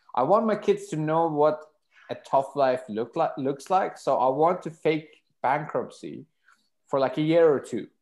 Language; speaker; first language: English; non-native, fluent; Persian